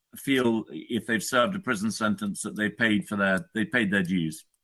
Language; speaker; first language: English; native; English